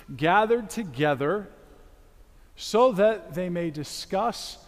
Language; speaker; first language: English; native; English